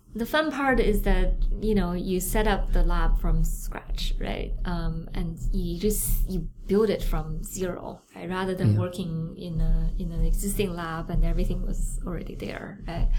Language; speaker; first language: English; non-native, fluent; Chinese